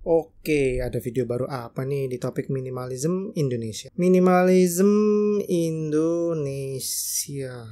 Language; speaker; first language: Indonesian; native; Indonesian